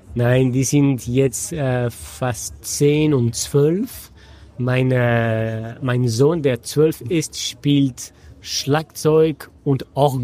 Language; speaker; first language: German; non-native, fluent; French